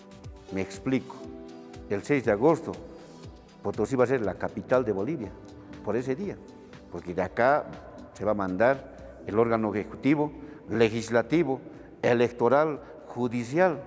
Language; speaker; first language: Spanish; native; Spanish